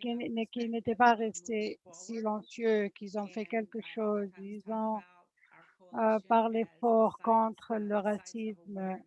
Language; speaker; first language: French; non-native, fluent; English